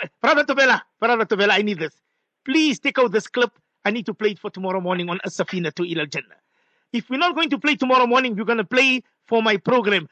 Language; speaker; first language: English; native; English